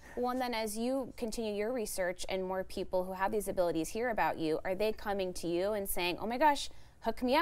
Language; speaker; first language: English; native; English